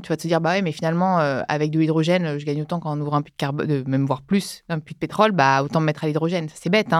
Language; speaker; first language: French; native; French